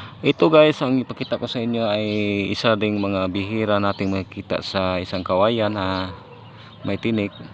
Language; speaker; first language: Filipino; non-native, local second language; Cebuano